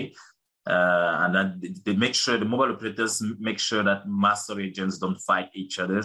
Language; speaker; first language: English; non-native, local second language; French